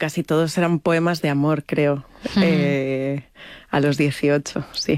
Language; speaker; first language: Spanish; native; Spanish